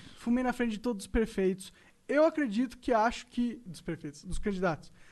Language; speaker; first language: Portuguese; native; Portuguese